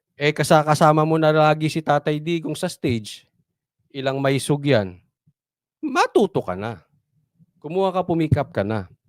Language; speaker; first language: Filipino; native; Filipino